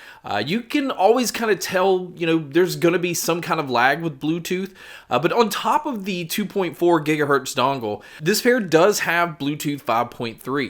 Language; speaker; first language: English; native; English